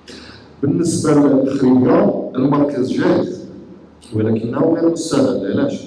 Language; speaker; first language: Arabic; native; Arabic